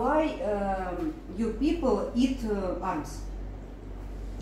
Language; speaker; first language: English; non-native, learner; Russian